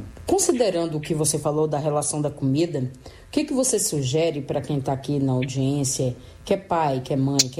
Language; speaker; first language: Portuguese; native; Portuguese